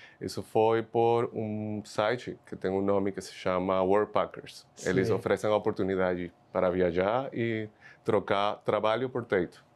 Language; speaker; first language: Portuguese; non-native, fluent; Spanish